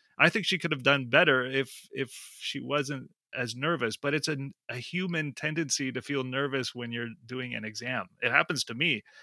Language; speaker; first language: English; native; English